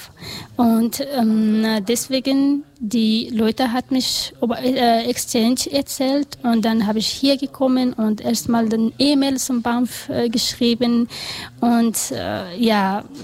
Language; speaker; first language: German; non-native, learner; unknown